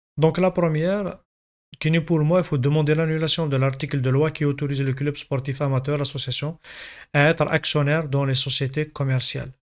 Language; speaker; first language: French; non-native, local second language; Kabyle